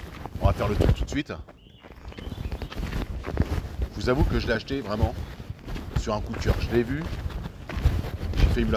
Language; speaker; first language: French; native; French